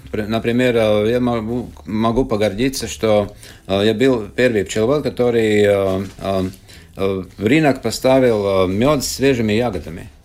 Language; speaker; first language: Russian; non-native, local second language; Latvian